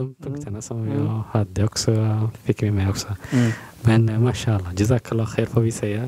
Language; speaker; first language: Swedish; non-native, learner; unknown